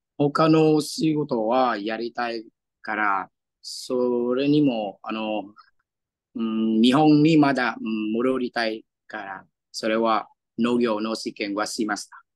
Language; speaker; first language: Japanese; non-native, learner; Vietnamese